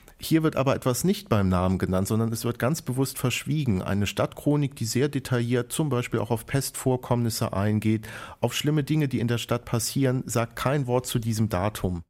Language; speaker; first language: German; native; German